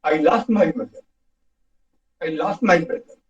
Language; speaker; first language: English; non-native, local second language; Punjabi